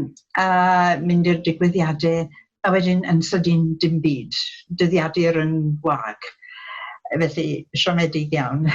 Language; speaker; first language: Welsh; non-native, local second language; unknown